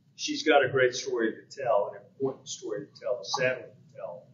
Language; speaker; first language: English; native; English